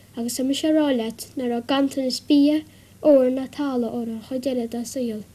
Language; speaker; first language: Irish; native; Irish